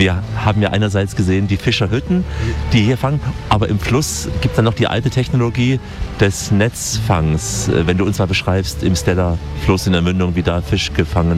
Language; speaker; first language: German; native; German